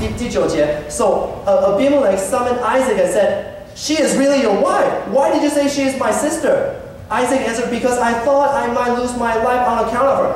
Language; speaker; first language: English; early bilingual, other home language; Chinese